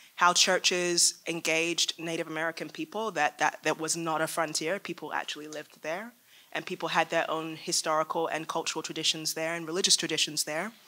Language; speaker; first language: English; native; English